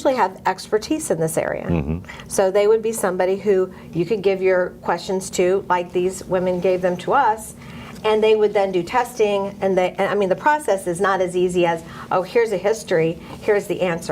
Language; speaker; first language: English; native; English